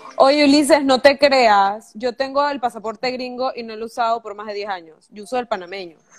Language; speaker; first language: Spanish; native; Spanish